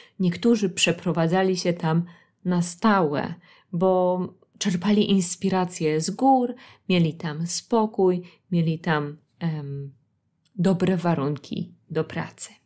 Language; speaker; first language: Polish; native; Polish